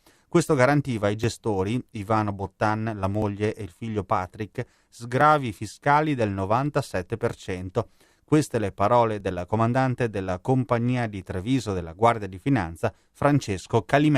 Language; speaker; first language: Italian; native; Italian